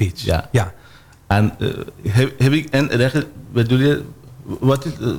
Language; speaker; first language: Dutch; non-native, learner; Persian